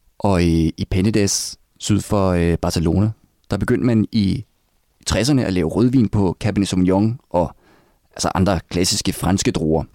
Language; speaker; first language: Danish; native; Danish